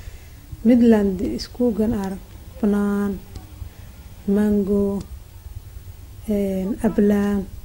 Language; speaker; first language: Swedish; non-native, learner; Somali